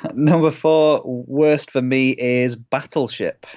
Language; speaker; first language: English; native; English